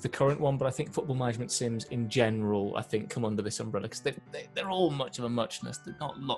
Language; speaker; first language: English; native; English